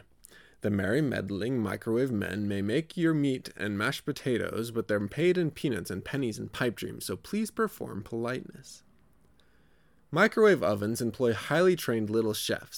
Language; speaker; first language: English; native; English